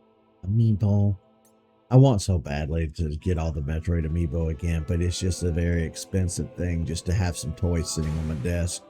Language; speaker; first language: English; native; English